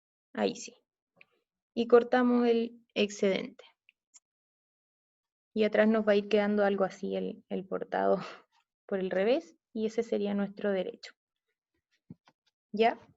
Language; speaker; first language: Spanish; native; Spanish